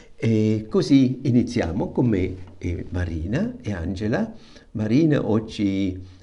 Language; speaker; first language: Italian; non-native, fluent; German